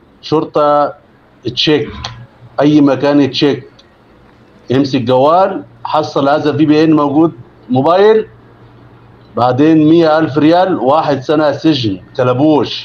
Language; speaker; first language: Arabic; non-native, learner; Bangla